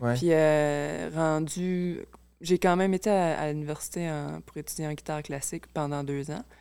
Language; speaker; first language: French; native; French